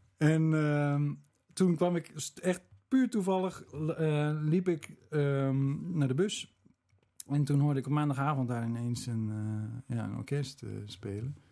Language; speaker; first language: Dutch; native; Dutch